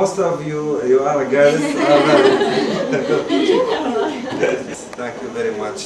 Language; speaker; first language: English; non-native, fluent; Arabic